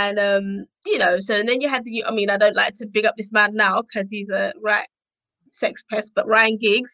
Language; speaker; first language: English; native; English